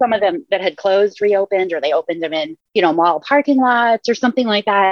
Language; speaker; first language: English; native; English